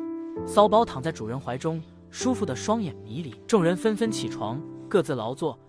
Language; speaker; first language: Chinese; native; Chinese